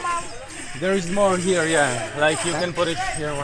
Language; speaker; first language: English; non-native, learner; Polish